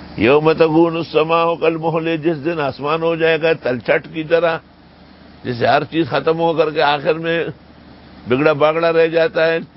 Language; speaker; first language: Urdu; non-native, local second language; Pashto